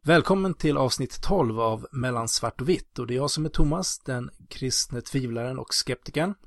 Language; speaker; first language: Swedish; native; Swedish